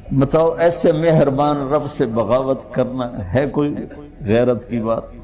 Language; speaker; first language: Urdu; non-native, local second language; Punjabi